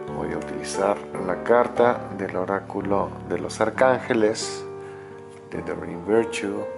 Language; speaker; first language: Spanish; native; Spanish